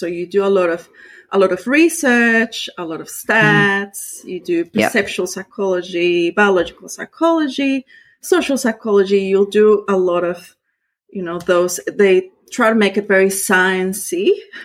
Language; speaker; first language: English; non-native, fluent; Spanish